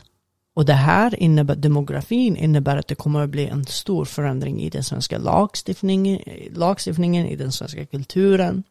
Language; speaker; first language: Swedish; non-native, fluent; Arabic